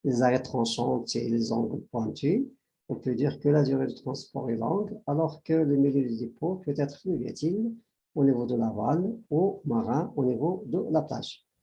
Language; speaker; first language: French; non-native, local second language; Arabic